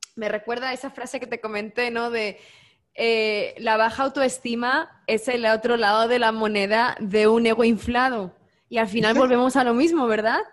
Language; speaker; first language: Spanish; native; Spanish